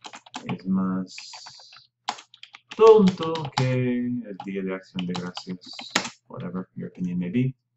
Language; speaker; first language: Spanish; non-native, fluent; English